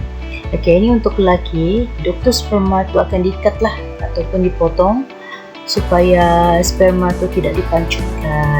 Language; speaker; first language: Malay; native; Malay